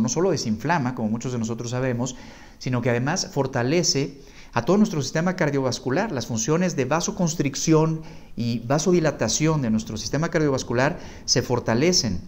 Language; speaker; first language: Spanish; native; Spanish